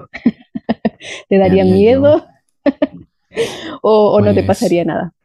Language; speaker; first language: Spanish; native; Spanish